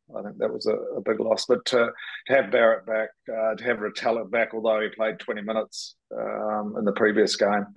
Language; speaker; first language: English; native; English